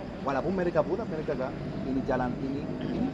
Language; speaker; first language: Indonesian; non-native, fluent; Spanish